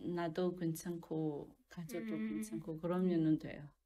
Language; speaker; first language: Korean; non-native, learner; Burmese